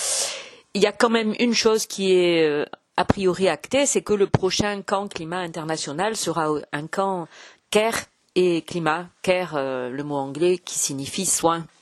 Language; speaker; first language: French; native; French